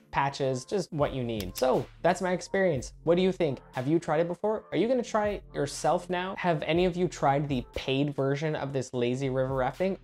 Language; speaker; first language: English; native; English